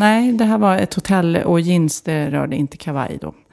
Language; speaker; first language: Swedish; native; Swedish